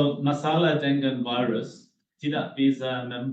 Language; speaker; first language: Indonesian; non-native, learner; English